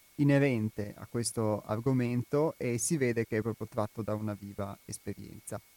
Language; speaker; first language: Italian; non-native, fluent; Albanian